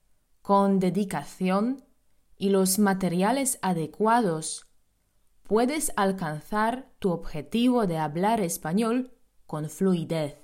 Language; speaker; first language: Spanish; non-native, fluent; Polish